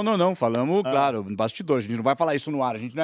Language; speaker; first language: Portuguese; native; Portuguese